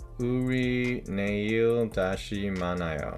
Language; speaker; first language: Korean; non-native, learner; English